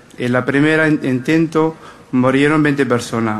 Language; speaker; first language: Spanish; non-native, fluent; Arabic